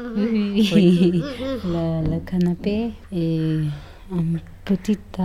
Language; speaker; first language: French; non-native, learner; Tibetan